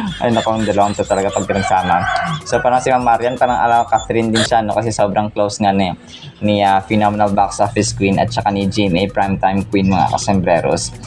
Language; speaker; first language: Filipino; native; Filipino